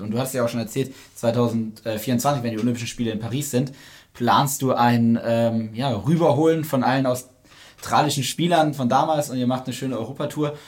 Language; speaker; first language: German; native; German